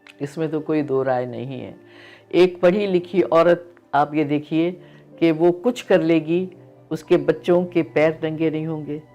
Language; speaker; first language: Urdu; non-native, local second language; Sindhi